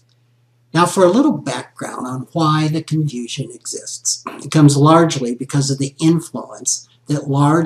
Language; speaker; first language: English; native; English